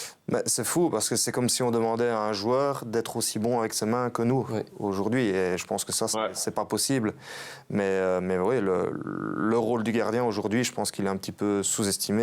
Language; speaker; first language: French; native; French